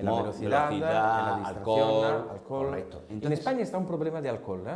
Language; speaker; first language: Spanish; non-native, learner; Italian